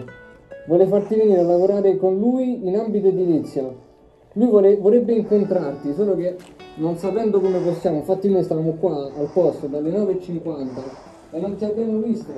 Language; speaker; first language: Italian; native; Italian